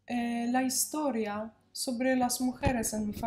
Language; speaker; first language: Spanish; non-native, fluent; Polish